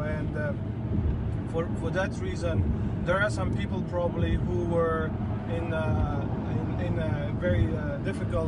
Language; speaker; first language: English; non-native, fluent; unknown